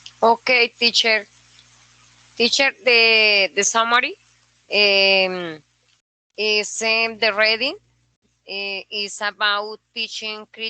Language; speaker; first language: English; non-native, learner; Spanish